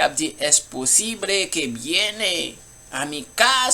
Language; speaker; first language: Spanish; non-native, learner; Haitian Creole